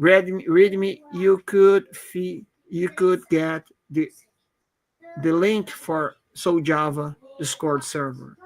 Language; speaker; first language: English; non-native, fluent; Portuguese